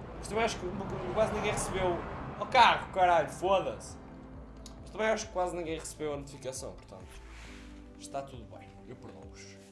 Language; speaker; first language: Portuguese; native; Portuguese